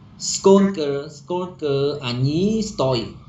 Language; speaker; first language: Russian; non-native, learner; Vietnamese